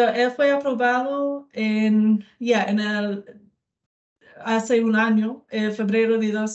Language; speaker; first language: Spanish; non-native, learner; English